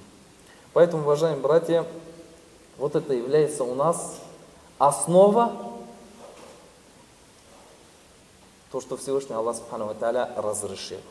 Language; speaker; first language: Russian; non-native, fluent; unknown